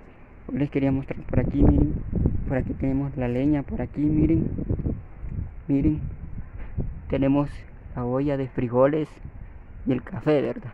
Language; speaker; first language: Spanish; native; Spanish